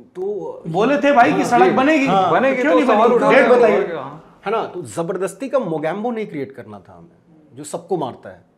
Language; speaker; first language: Hindi; native; Hindi